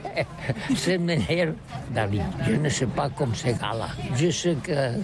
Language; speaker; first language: French; non-native, learner; Catalan